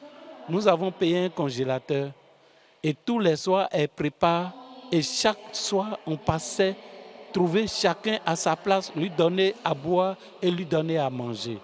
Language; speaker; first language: French; non-native, local second language; Fon